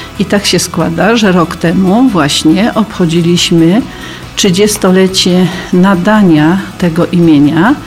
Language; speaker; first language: Polish; native; Polish